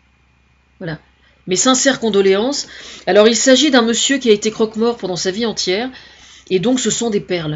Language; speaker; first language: French; native; French